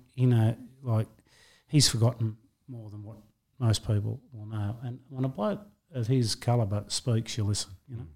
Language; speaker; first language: English; native; English